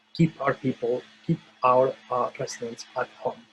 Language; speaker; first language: English; non-native, fluent; Spanish